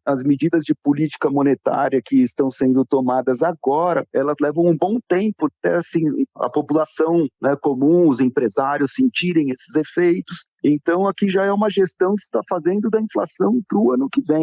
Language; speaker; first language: Portuguese; native; Portuguese